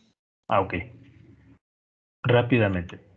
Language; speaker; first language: Spanish; native; Spanish